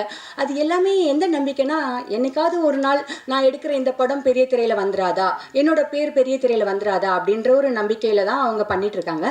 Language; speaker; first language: Tamil; native; Tamil